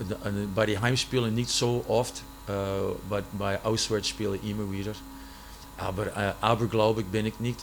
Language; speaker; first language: German; non-native, fluent; English